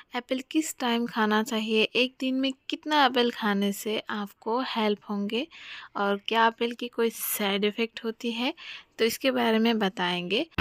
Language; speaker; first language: Hindi; non-native, local second language; Bangla